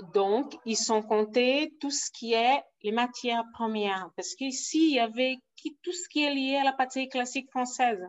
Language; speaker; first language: French; non-native, fluent; Portuguese